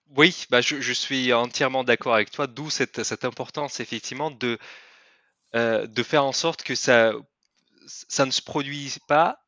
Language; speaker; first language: French; non-native, fluent; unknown